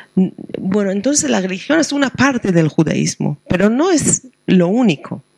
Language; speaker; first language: Spanish; non-native, fluent; Hebrew